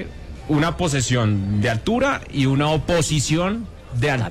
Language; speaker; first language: Spanish; native; Spanish